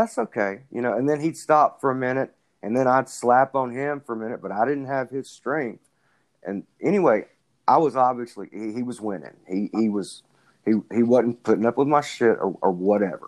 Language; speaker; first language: English; native; English